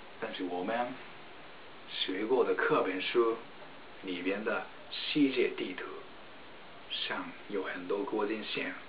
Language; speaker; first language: Chinese; non-native, fluent; Japanese